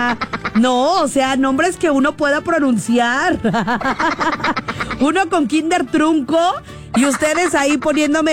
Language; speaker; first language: Spanish; native; Spanish